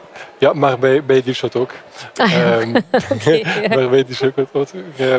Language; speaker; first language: Dutch; non-native, fluent; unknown